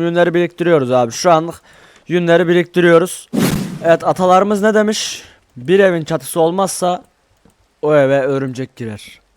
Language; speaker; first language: Turkish; native; Turkish